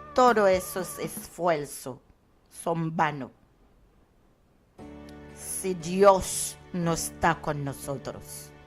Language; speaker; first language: Spanish; non-native, learner; Haitian Creole